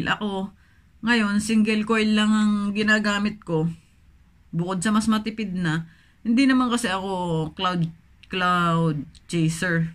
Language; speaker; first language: Filipino; native; Filipino